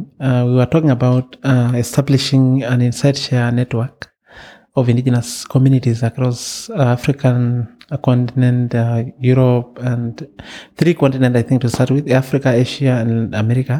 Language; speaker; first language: English; non-native, local second language; Masai